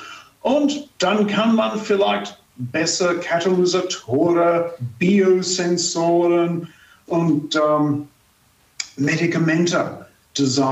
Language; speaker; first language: German; non-native, fluent; English